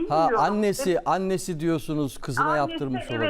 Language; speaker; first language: Turkish; native; Turkish